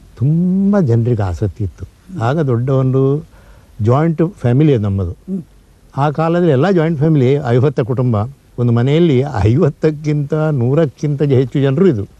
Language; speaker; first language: Kannada; non-native, local second language; Tulu